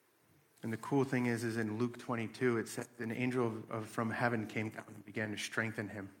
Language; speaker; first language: English; native; English